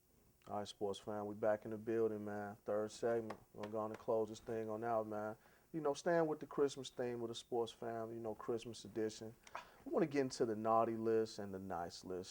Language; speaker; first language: English; native; English